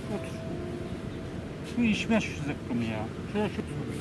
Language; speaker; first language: Turkish; native; Turkish